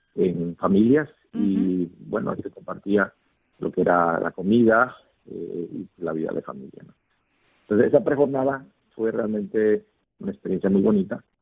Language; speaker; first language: Spanish; native; Spanish